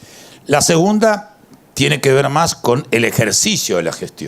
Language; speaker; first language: Spanish; native; Spanish